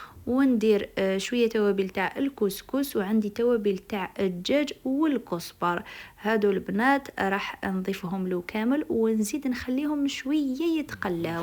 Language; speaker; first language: Arabic; native; Arabic